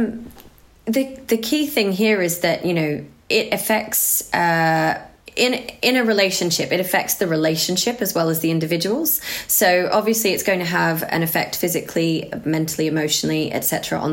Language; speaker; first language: English; native; English